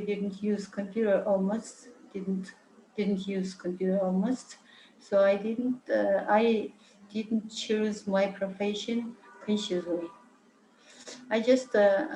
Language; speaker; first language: English; non-native, learner; Mongolian